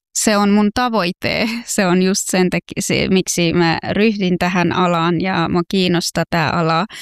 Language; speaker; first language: Finnish; non-native, fluent; Persian